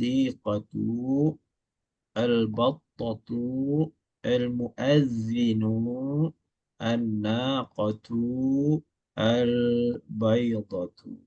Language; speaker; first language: Arabic; non-native, fluent; Malay